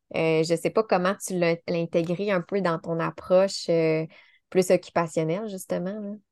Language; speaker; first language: French; native; French